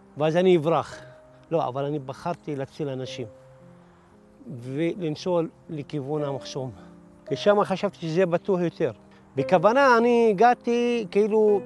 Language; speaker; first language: Hebrew; non-native, local second language; Arabic